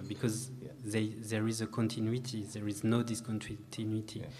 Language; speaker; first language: English; non-native, learner; French